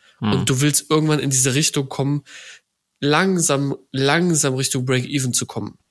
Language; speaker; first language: German; native; German